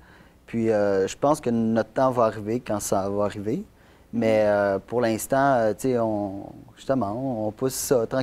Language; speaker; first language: French; native; French